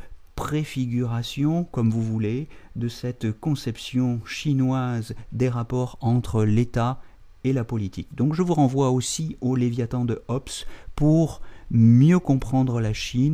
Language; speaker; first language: French; native; French